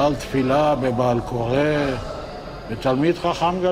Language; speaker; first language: Hebrew; non-native, local second language; Yiddish